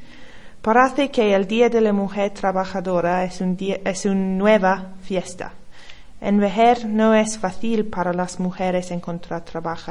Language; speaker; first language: Spanish; non-native, learner; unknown